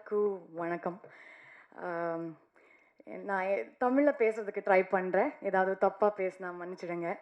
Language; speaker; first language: Tamil; non-native, learner; Kannada